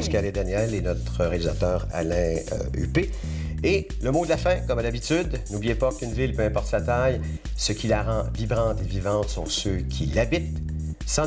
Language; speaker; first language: French; native; French